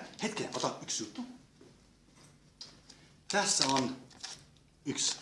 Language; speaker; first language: Finnish; non-native, local second language; Swedish